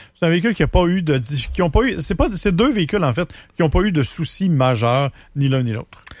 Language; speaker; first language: French; native; French